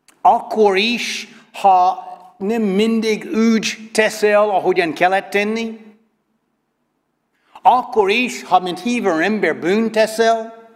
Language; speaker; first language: Hungarian; non-native, learner; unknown